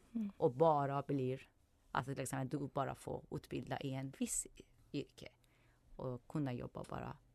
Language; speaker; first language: Swedish; non-native, fluent; Persian